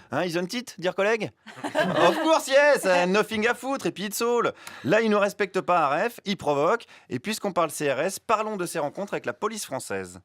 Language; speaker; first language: French; native; French